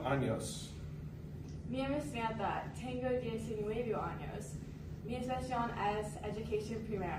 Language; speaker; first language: Spanish; non-native, learner; English